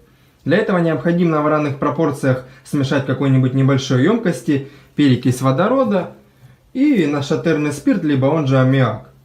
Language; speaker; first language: Russian; native; Russian